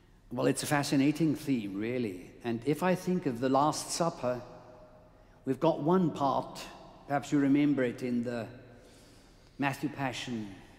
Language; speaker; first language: English; non-native, fluent; German